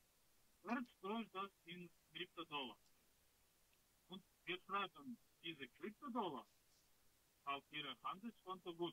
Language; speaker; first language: German; non-native, learner; Russian